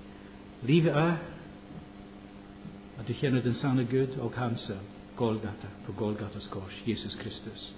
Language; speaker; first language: Swedish; non-native, fluent; English